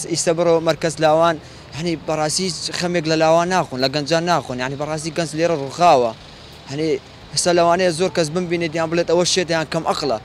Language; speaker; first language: Central Kurdish; native; Central Kurdish